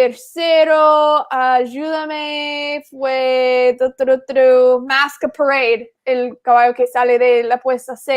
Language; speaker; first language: Spanish; non-native, fluent; English